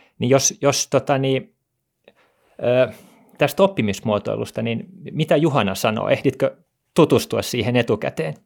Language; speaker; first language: Finnish; native; Finnish